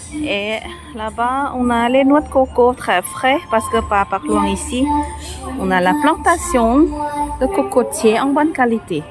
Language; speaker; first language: French; non-native, fluent; Thai